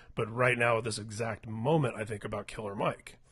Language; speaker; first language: English; native; English